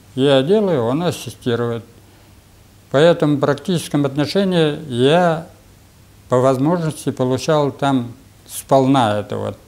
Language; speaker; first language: Russian; non-native, local second language; Bashkir